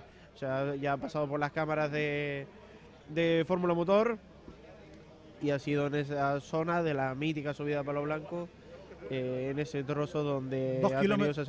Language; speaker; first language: Spanish; native; Spanish